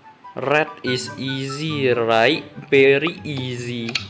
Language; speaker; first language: English; non-native, learner; Indonesian